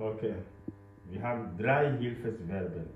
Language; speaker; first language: German; non-native, fluent; French